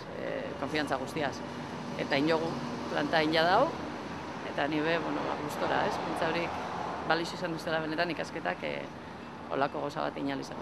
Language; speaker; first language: Basque; native; Basque